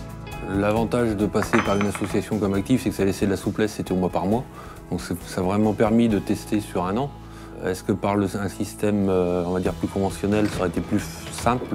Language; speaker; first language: French; native; French